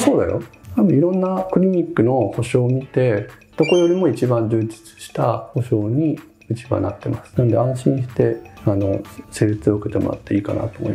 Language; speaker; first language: Japanese; native; Japanese